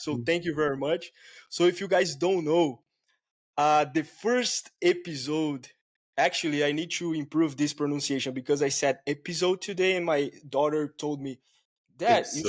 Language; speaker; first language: English; non-native, fluent; Portuguese